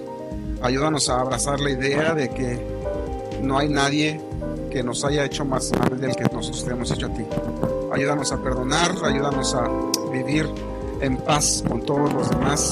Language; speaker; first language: Spanish; native; Spanish